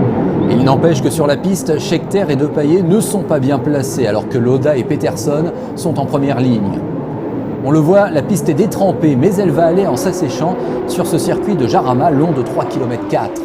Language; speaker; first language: French; native; French